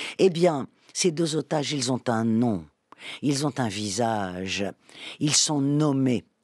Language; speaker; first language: French; native; French